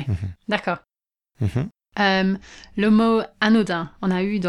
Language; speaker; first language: French; non-native, fluent; English